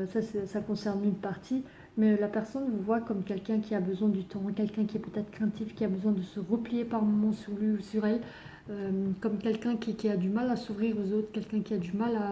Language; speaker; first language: French; native; French